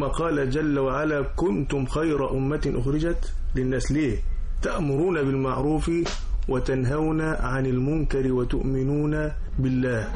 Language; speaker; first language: Arabic; native; Arabic